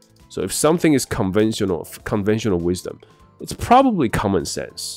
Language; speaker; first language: English; non-native, fluent; Chinese